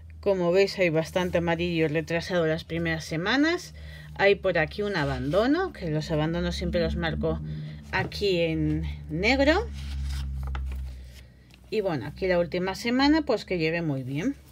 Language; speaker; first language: Spanish; native; Spanish